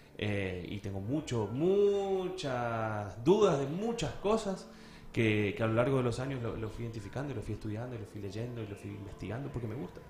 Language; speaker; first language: Spanish; native; Spanish